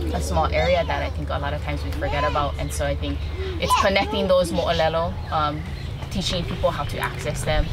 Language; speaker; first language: English; native; English